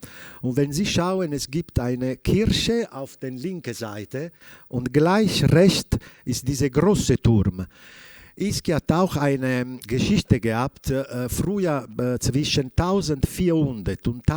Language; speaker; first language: German; non-native, fluent; Italian